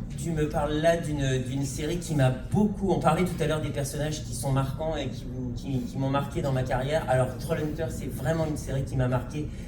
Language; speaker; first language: French; native; French